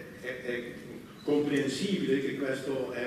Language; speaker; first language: Italian; non-native, fluent; Dutch